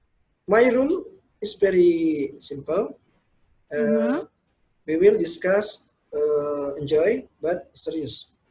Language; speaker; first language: English; non-native, learner; Indonesian